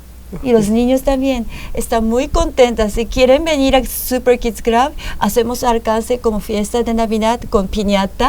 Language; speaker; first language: Spanish; non-native, fluent; Japanese